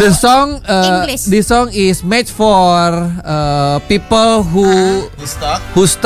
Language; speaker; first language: English; non-native, learner; Indonesian